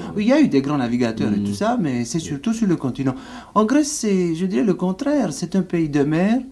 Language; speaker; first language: French; non-native, fluent; Greek